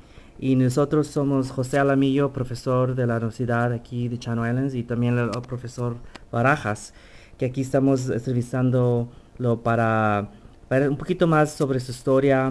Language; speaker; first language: Spanish; early bilingual, heritage; Spanish